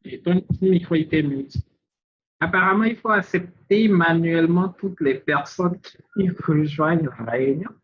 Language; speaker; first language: French; native; French